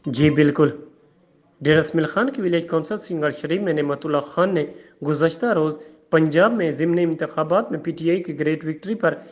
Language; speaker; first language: Urdu; non-native, local second language; Saraiki